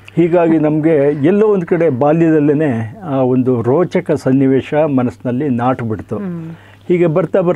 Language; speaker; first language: Kannada; native; Kannada